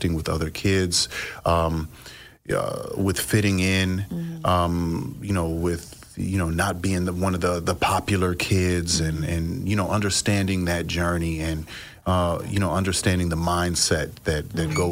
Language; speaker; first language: English; early bilingual, other home language; Russian